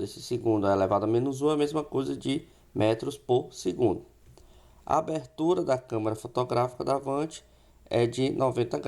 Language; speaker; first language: Portuguese; native; Portuguese